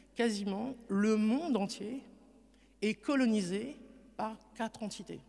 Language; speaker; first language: French; native; French